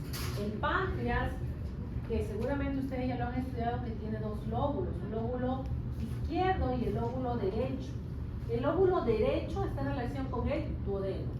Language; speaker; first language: Spanish; native; Spanish